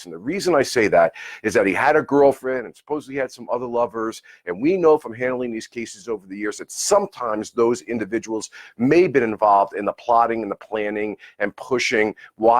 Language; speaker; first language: English; native; English